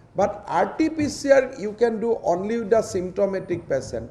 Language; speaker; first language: English; non-native, local second language; Assamese